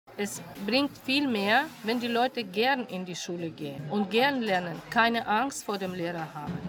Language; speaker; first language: German; non-native, fluent; Russian